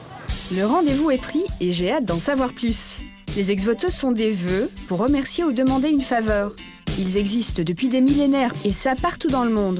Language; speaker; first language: French; native; French